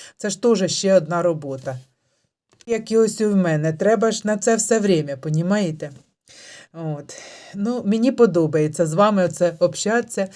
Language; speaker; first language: Ukrainian; native; Ukrainian